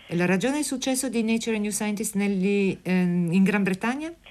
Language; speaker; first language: Italian; native; Italian